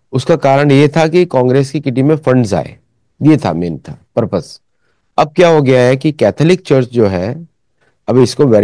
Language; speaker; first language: Hindi; native; Hindi